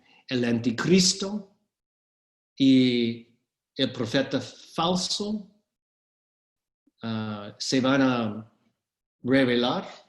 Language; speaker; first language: Spanish; non-native, fluent; English